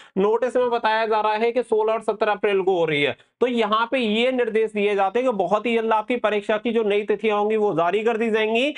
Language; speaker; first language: Hindi; native; Hindi